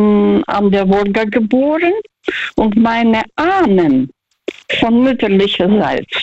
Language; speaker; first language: German; non-native, fluent; Russian